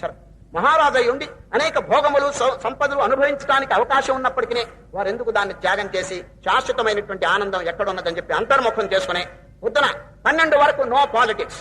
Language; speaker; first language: Telugu; native; Telugu